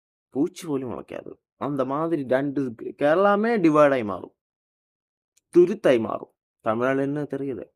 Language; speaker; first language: Tamil; non-native, learner; Malayalam